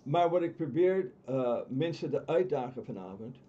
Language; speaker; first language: Dutch; non-native, fluent; English